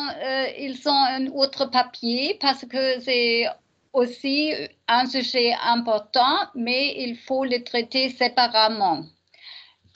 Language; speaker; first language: French; non-native, learner; German